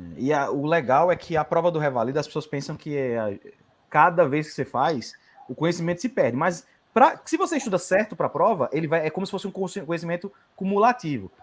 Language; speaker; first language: Portuguese; native; Portuguese